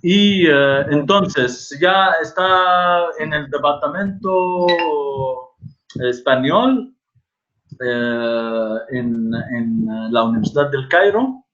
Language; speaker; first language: Spanish; non-native, fluent; Arabic